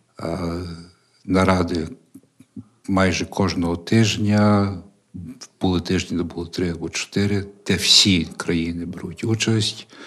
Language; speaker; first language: Ukrainian; early bilingual, heritage; Ukrainian